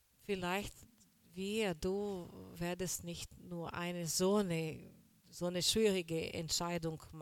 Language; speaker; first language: German; non-native, learner; Portuguese